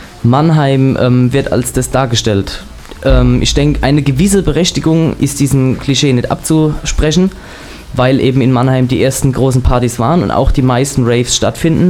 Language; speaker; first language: German; native; German